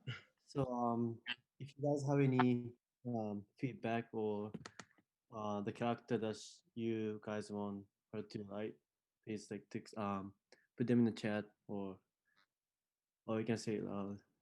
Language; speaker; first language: English; non-native, fluent; Japanese